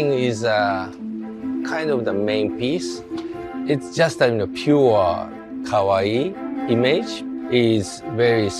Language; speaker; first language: English; non-native, learner; Japanese